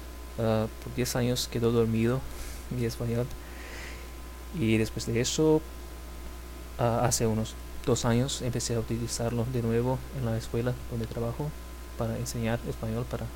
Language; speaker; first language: Spanish; non-native, fluent; Portuguese